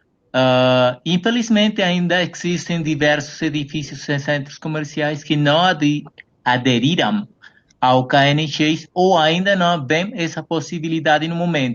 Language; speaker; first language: Portuguese; non-native, fluent; Spanish